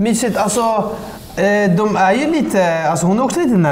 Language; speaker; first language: Swedish; native; Swedish